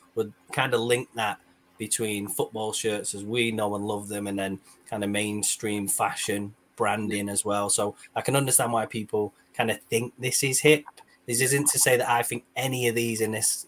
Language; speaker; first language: English; native; English